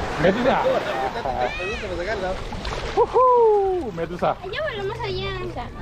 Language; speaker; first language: Spanish; non-native, learner; Korean